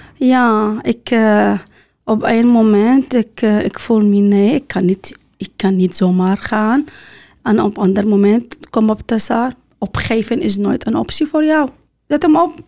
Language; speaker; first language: Dutch; non-native, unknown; Arabic